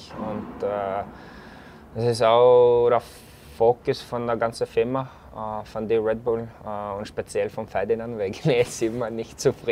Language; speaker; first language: German; non-native, fluent; Norwegian